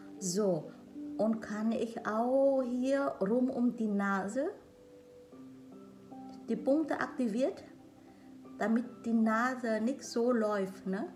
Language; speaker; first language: German; non-native, learner; Vietnamese